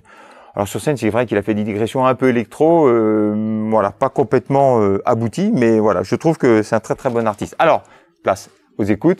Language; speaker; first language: French; native; French